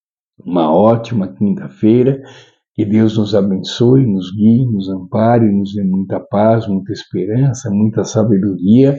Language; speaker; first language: Portuguese; native; Portuguese